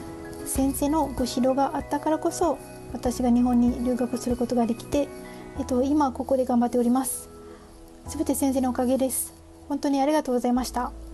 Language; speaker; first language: Japanese; non-native, fluent; Malay